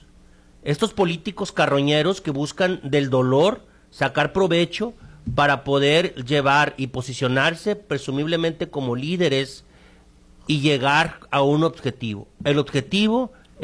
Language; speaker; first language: Spanish; native; Spanish